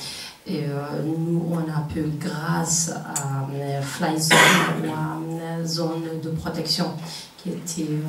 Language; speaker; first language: French; non-native, fluent; Kurdish